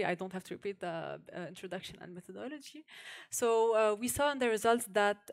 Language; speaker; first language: English; non-native, fluent; Arabic